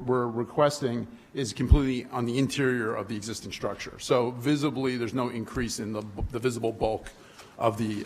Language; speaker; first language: English; native; English